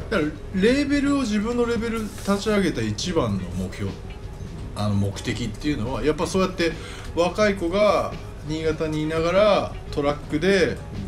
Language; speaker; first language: Japanese; native; Japanese